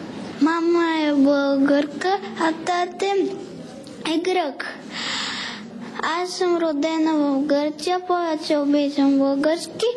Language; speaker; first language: Bulgarian; early bilingual, heritage; Bulgarian